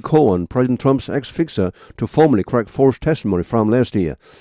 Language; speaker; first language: English; non-native, fluent; Korean